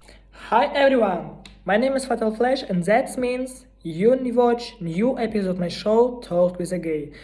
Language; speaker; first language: English; non-native, learner; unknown